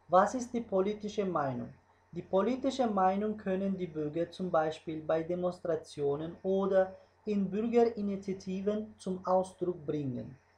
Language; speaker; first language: German; non-native, fluent; Uzbek